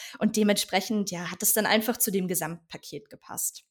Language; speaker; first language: German; native; German